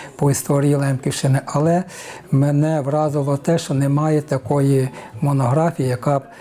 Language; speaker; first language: Ukrainian; native; Ukrainian